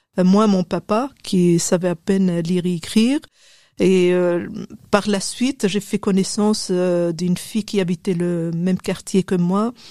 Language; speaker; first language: French; non-native, local second language; Arabic